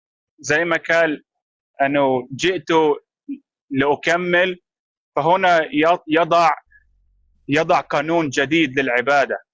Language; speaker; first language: Arabic; native; Arabic